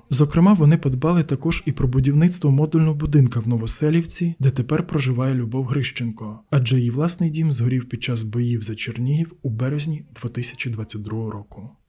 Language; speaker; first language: Ukrainian; native; Ukrainian